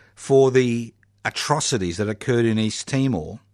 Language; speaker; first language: English; native; English